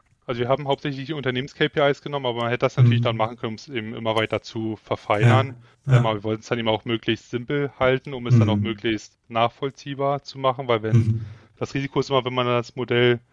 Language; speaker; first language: German; native; German